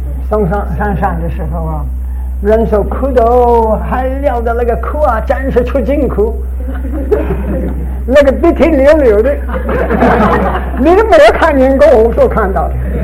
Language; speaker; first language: Chinese; early bilingual, heritage; Chinese